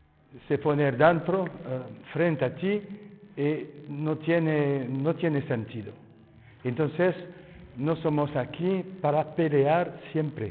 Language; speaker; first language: Spanish; non-native, fluent; French